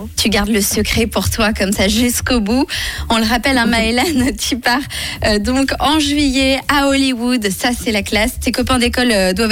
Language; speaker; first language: French; native; French